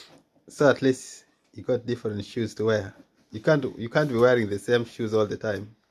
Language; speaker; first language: English; non-native, local second language; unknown